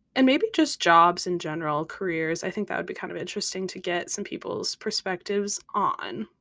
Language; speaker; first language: English; native; English